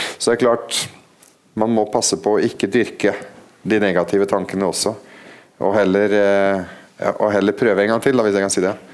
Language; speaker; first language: Norwegian; non-native, fluent; Arabic